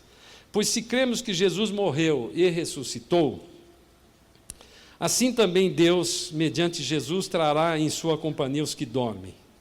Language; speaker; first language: Portuguese; native; Portuguese